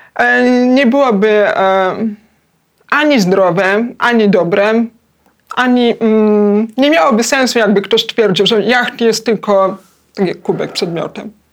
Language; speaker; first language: Polish; early bilingual, heritage; Polish